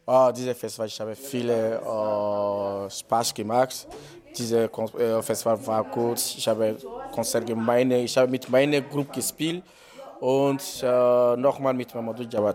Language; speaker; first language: German; non-native, learner; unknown